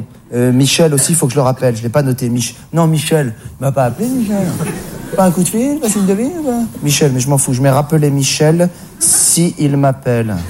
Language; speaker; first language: French; native; French